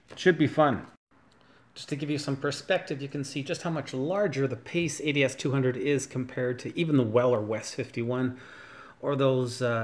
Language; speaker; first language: English; native; English